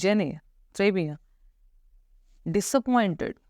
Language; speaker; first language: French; non-native, fluent; Hindi